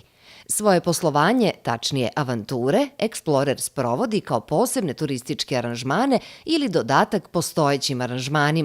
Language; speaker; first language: Serbian; native; Serbian